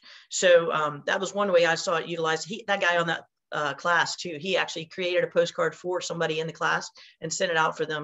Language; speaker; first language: English; native; English